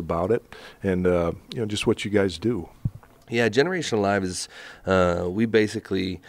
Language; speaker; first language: English; native; English